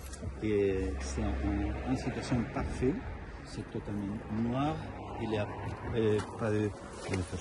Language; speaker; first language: French; non-native, learner; Spanish